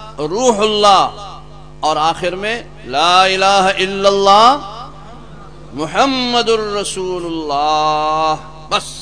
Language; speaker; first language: Urdu; non-native, local second language; Punjabi